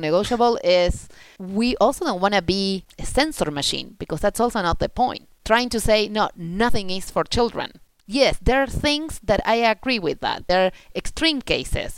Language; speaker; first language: English; non-native, fluent; Spanish